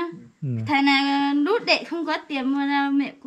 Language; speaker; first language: Vietnamese; non-native, local second language; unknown